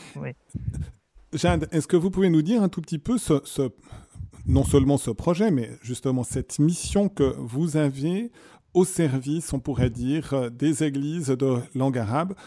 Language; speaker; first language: French; native; French